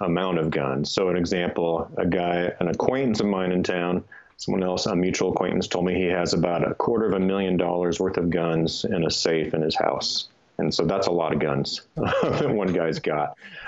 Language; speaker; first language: English; native; English